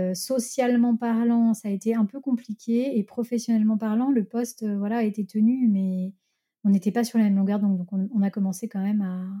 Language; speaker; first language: French; native; French